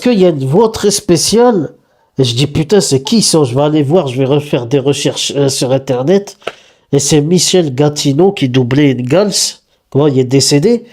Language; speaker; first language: French; native; French